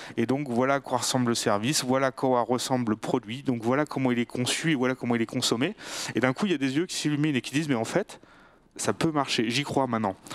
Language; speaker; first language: French; native; French